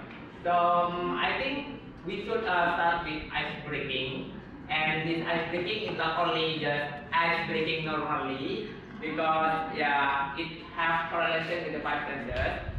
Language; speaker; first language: English; non-native, learner; Indonesian